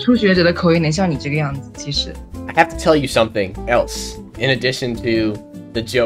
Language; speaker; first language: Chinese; non-native, fluent; English